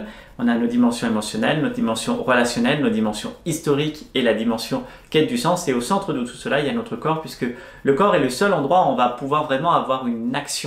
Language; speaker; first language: French; native; French